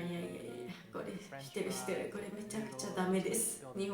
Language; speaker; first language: Japanese; non-native, learner; Georgian